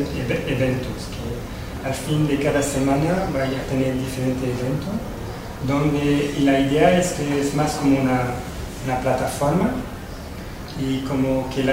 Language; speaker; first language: Spanish; non-native, fluent; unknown